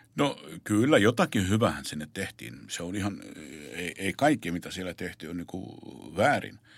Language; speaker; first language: Finnish; non-native, fluent; Arabic